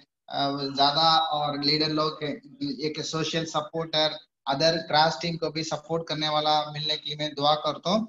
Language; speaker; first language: Hindi; non-native, fluent; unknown